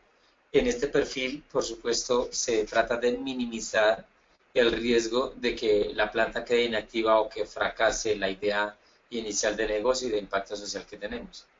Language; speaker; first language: Spanish; native; Spanish